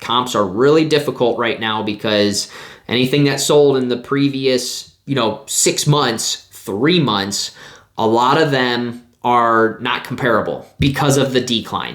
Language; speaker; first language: English; native; English